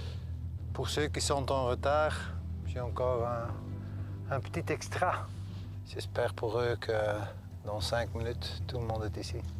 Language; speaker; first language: French; non-native, local second language; Dutch